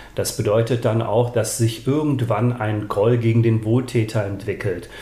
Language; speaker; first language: German; early bilingual, other home language; Bosnian